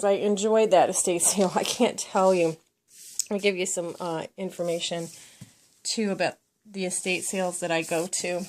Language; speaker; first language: English; native; English